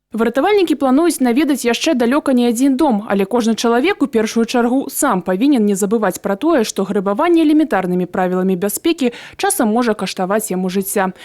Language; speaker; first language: Belarusian; native; Belarusian